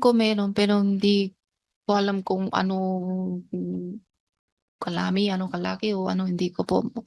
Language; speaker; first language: Filipino; non-native, learner; Chinese